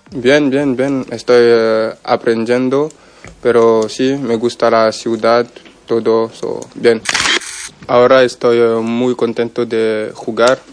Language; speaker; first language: Spanish; non-native, learner; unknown